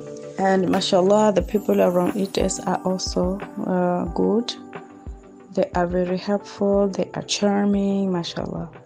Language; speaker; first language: English; non-native, fluent; Persian